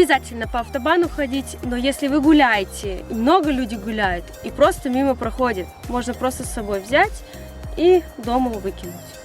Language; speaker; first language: Russian; early bilingual, heritage; Russian